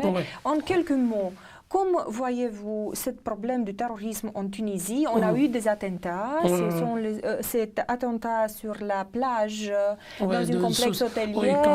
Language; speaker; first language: French; non-native, fluent; Romanian